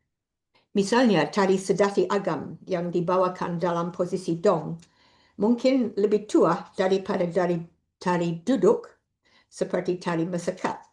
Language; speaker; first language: Indonesian; non-native, fluent; English